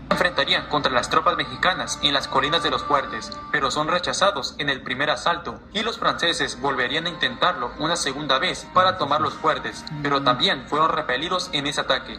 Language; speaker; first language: Spanish; native; Spanish